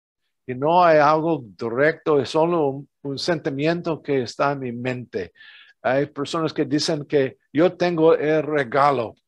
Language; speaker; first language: Spanish; non-native, fluent; English